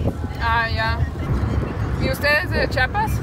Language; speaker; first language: Spanish; non-native, fluent; German